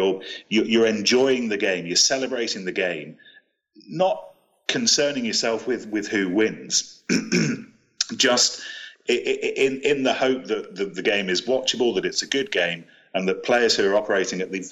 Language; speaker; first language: English; native; English